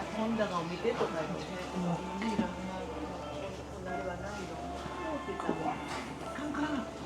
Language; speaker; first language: Japanese; native; Japanese